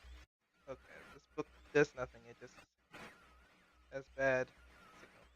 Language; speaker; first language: English; native; English